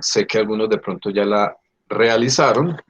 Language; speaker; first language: Spanish; native; Spanish